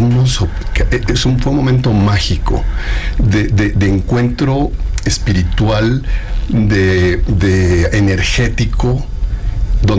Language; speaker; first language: Spanish; native; Spanish